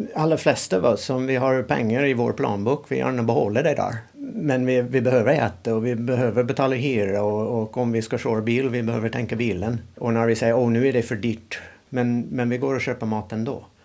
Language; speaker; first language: Swedish; non-native, fluent; English